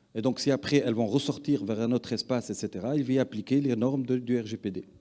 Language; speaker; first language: French; non-native, local second language; Arabic